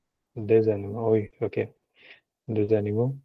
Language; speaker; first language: French; non-native, learner; Punjabi